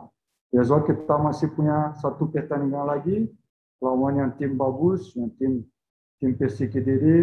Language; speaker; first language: Indonesian; non-native, fluent; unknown